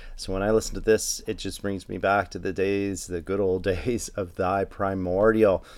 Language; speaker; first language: English; native; English